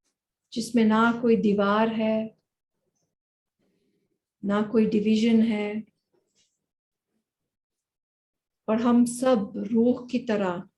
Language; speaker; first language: Hindi; native; Hindi